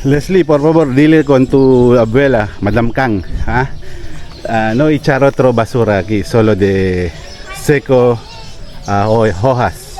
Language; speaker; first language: Spanish; non-native, learner; Filipino